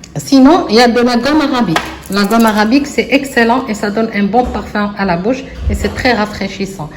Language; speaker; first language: French; non-native, local second language; Arabic